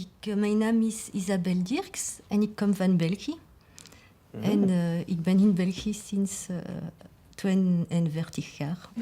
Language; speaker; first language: Dutch; non-native, local second language; French